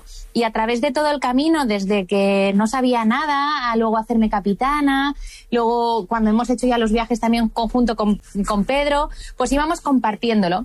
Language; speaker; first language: Spanish; native; Spanish